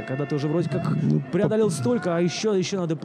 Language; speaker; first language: Russian; native; Russian